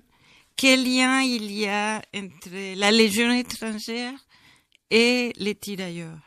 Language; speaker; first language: French; non-native, fluent; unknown